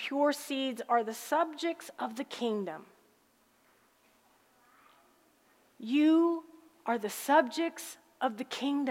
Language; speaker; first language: English; native; English